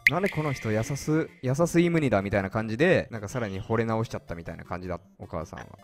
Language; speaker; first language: Japanese; native; Japanese